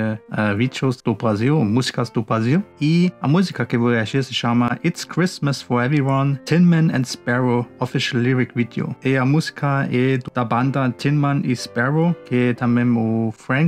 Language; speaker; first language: Portuguese; non-native, fluent; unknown